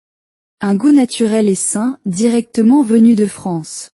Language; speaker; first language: French; non-native, learner; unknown